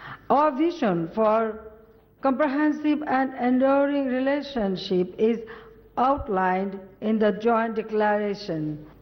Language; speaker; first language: English; non-native, local second language; Bangla